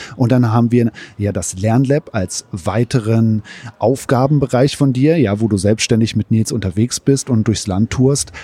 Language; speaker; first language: German; native; German